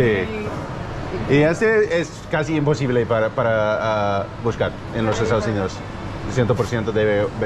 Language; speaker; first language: Spanish; non-native, learner; English